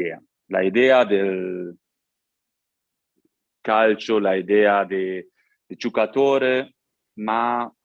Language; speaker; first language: Italian; non-native, learner; German